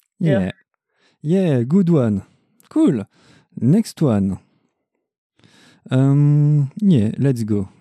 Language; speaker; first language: English; non-native, learner; French